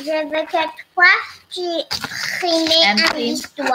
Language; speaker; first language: French; non-native, learner; Thai